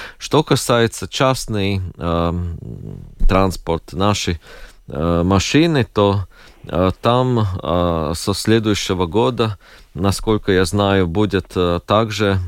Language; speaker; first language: Russian; non-native, local second language; Latvian